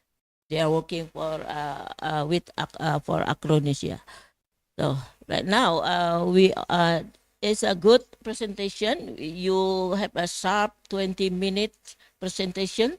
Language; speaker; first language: English; non-native, fluent; Indonesian